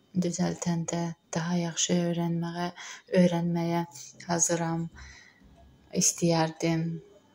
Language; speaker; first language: Turkish; non-native, learner; Azerbaijani